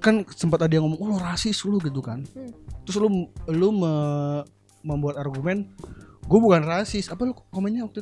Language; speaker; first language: Indonesian; native; Indonesian